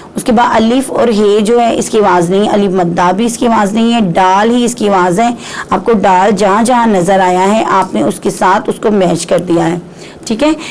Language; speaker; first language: Urdu; non-native, local second language; Punjabi